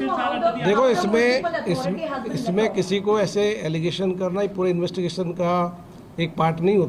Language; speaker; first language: Hindi; non-native, local second language; Gujarati